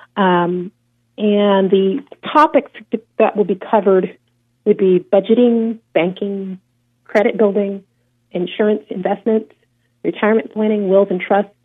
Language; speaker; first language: English; native; English